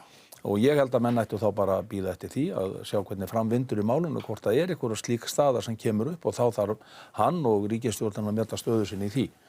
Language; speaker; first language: Icelandic; native; Icelandic